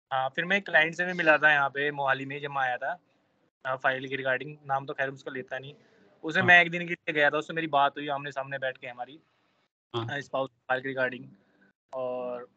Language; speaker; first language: Hindi; native; Hindi